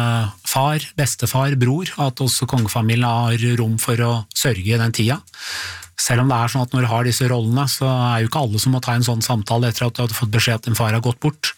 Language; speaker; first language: Norwegian; native; Norwegian